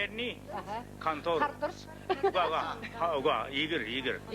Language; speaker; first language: Russian; early bilingual, heritage; Russian